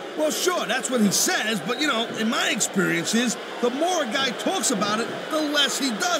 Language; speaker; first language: English; native; English